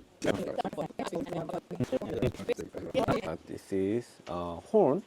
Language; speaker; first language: English; non-native, learner; Korean